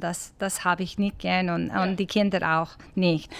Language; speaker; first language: German; non-native, learner; English